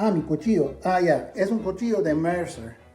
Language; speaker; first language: Spanish; non-native, fluent; English